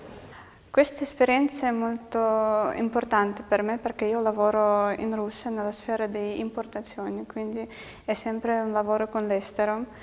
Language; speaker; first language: Italian; non-native, fluent; Russian